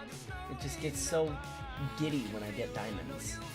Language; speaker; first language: English; native; English